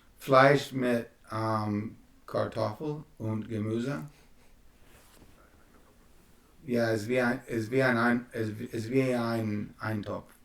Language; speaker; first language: German; non-native, learner; English